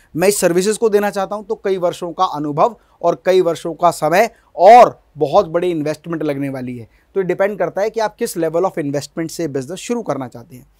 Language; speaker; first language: Hindi; native; Hindi